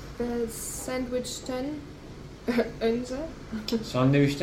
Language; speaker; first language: Turkish; non-native, learner; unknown